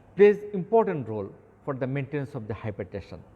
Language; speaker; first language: English; non-native, local second language; Bangla